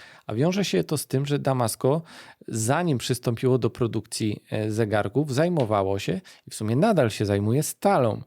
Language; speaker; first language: Polish; native; Polish